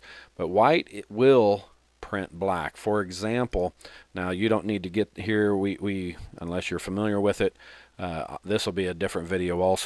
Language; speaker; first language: English; native; English